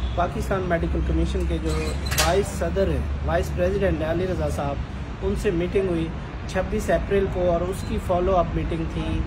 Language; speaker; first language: Urdu; native; Urdu